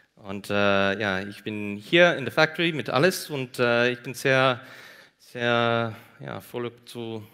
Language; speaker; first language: German; non-native, learner; English